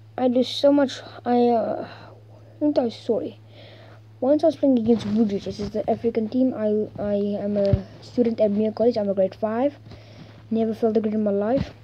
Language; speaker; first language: English; native; English